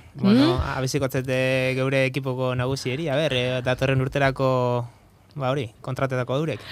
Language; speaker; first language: Basque; native; Basque